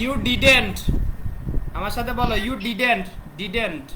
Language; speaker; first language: English; non-native, fluent; Bangla